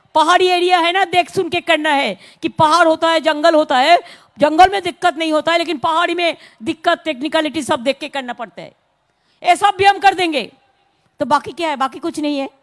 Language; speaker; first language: Hindi; non-native, local second language; Bangla